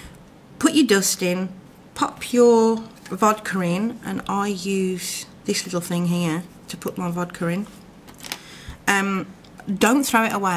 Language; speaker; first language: English; native; English